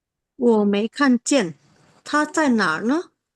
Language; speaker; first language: Chinese; non-native, learner; Indonesian